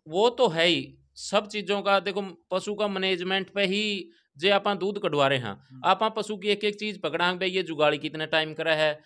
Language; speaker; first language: Hindi; native; Hindi